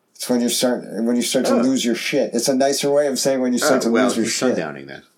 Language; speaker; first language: English; early bilingual, other home language; German